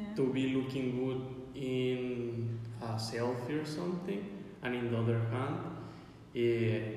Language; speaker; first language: English; non-native, fluent; Spanish